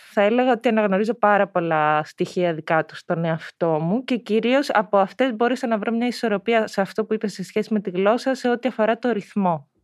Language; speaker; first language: Greek; early bilingual, heritage; Greek